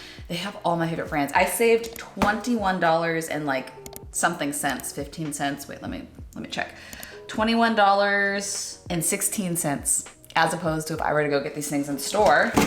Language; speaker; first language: English; native; English